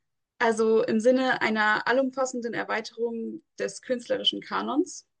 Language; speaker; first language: German; native; German